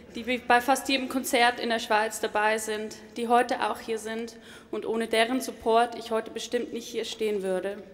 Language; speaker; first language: German; native; German